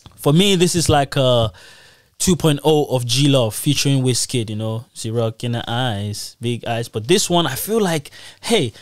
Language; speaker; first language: English; native; English